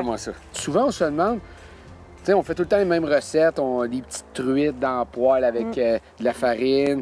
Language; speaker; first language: French; native; French